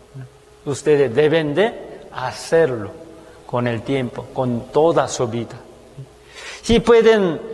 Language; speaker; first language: Spanish; non-native, fluent; Korean